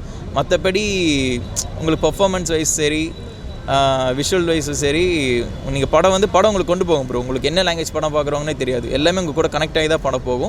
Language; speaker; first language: Tamil; non-native, local second language; Malayalam